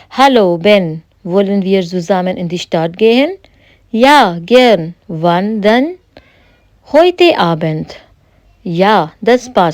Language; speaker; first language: German; non-native, fluent; Hindi